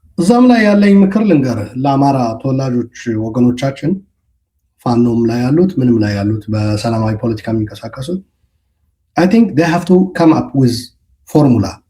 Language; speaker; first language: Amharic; non-native, local second language; Tigrinya